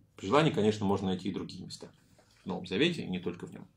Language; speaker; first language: Russian; native; Russian